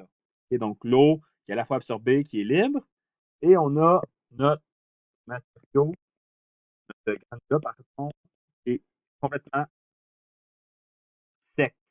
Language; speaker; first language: French; native; French